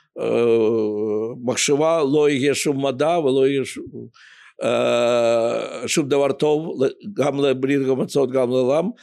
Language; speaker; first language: Hebrew; non-native, fluent; Russian